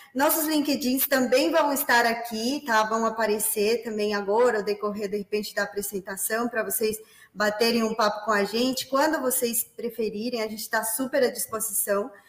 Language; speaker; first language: Portuguese; non-native, fluent; Spanish